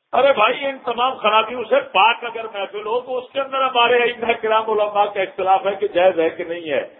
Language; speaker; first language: Urdu; non-native, local second language; Punjabi